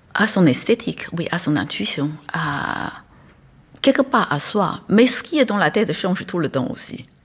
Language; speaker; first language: French; non-native, fluent; Chinese